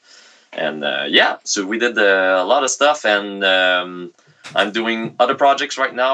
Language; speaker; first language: English; non-native, fluent; French